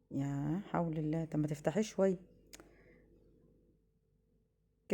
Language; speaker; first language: Arabic; native; Arabic